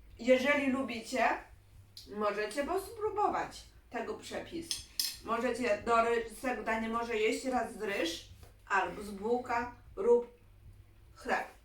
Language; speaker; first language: Polish; non-native, learner; Chinese